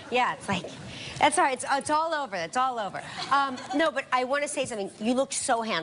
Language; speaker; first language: English; native; English